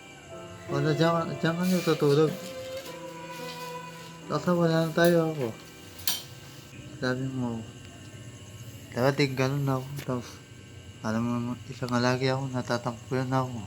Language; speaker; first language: Filipino; non-native, local second language; Cebuano